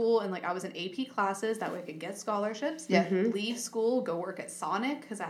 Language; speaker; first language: English; native; English